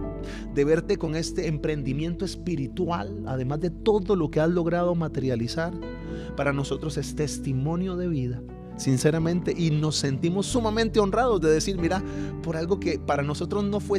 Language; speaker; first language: Spanish; native; Spanish